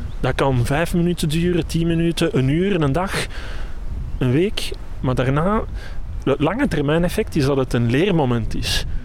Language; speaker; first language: Dutch; native; Dutch